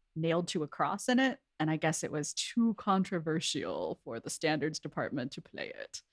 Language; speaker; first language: English; native; English